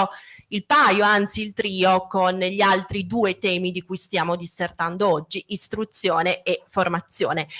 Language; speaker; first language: Italian; native; Italian